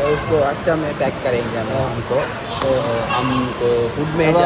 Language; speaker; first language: Hindi; non-native, local second language; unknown